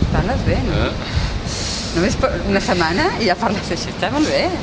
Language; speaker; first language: Catalan; native; Catalan